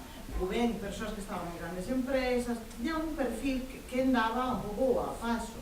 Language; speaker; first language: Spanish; native; Spanish